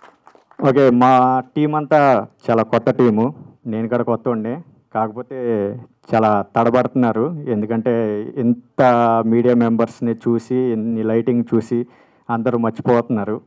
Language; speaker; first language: Telugu; native; Telugu